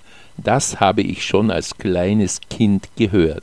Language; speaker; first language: German; native; German